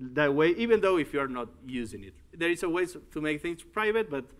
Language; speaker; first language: English; non-native, fluent; Spanish